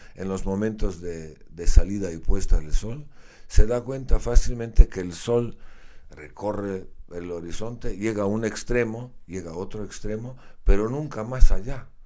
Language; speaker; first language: Spanish; non-native, fluent; Slovenian